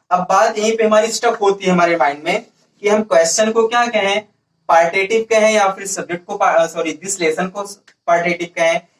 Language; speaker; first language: Hindi; native; Hindi